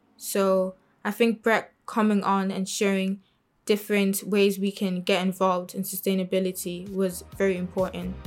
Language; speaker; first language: English; native; English